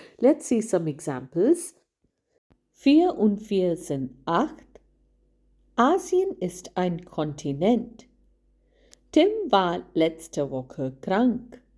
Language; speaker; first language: German; non-native, fluent; Hindi